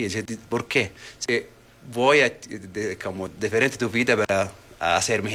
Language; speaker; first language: Spanish; non-native, learner; Arabic